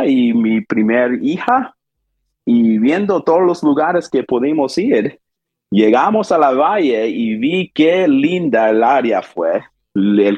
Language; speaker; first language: Spanish; early bilingual, heritage; Spanish